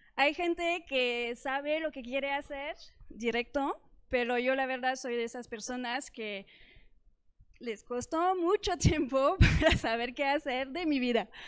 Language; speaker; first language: Spanish; non-native, fluent; French